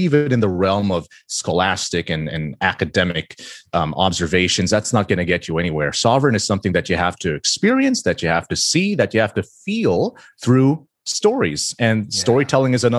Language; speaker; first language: English; non-native, local second language; Filipino